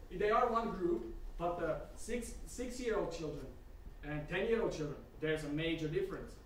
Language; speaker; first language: English; non-native, fluent; Slovak